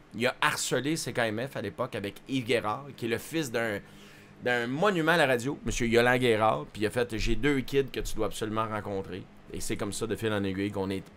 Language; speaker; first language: French; native; French